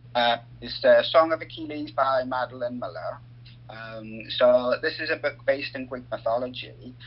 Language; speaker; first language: English; native; English